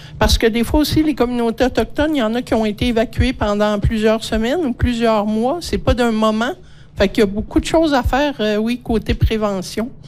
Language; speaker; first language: French; native; French